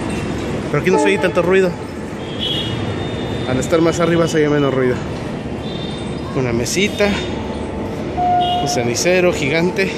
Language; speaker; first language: Spanish; native; Spanish